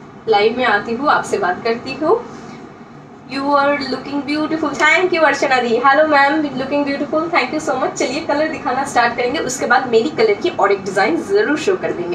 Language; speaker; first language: Hindi; non-native, local second language; Bangla